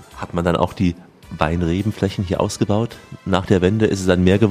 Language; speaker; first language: German; native; German